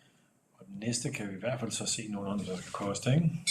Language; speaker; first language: Danish; native; Danish